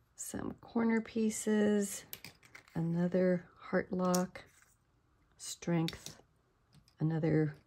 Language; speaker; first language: English; native; English